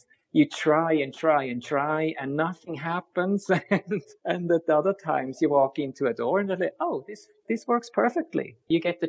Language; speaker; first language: English; non-native, fluent; Swiss German